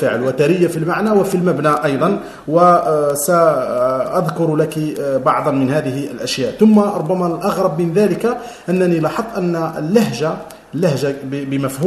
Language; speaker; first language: Arabic; native; Arabic